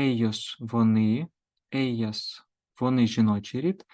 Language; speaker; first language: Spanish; non-native, fluent; Ukrainian